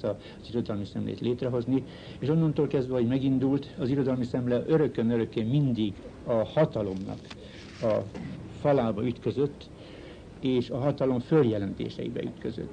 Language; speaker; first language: Hungarian; native; Hungarian